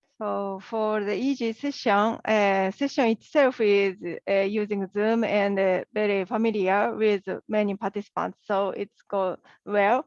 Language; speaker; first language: English; non-native, learner; Japanese